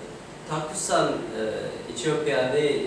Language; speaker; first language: Japanese; non-native, learner; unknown